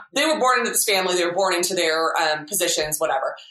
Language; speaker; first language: English; native; English